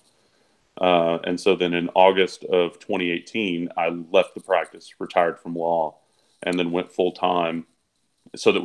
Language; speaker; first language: English; native; English